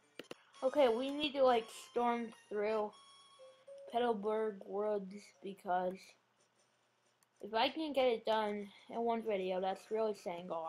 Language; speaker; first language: English; native; English